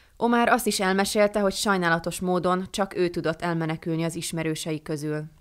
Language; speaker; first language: Hungarian; native; Hungarian